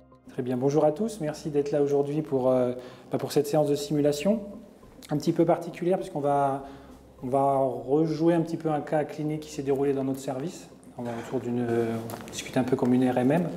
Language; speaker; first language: French; native; French